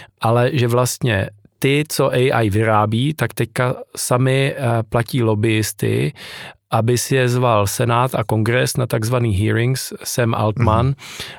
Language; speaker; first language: Czech; native; Czech